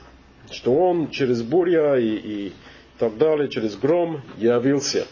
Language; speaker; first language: Russian; non-native, learner; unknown